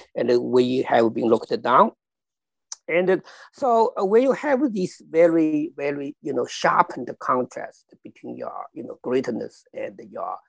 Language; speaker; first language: English; non-native, fluent; Chinese